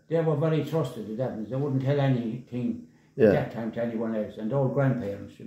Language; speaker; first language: English; native; English